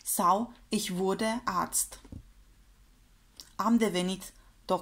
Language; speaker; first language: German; non-native, fluent; Romanian